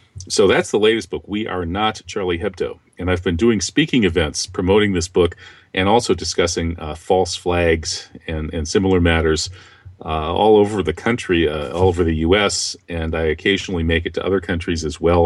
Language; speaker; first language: English; native; English